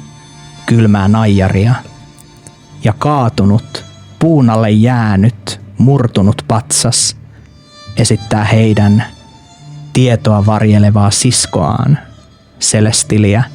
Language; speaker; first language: Finnish; native; Finnish